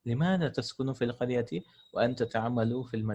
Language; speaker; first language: Arabic; non-native, fluent; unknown